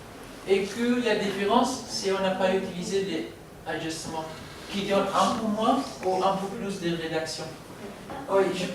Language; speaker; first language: French; non-native, learner; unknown